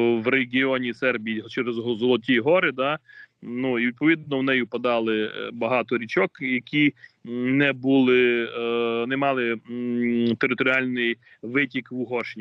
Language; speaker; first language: Ukrainian; native; Ukrainian